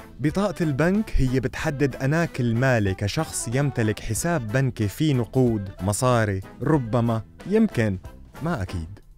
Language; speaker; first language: Arabic; native; Arabic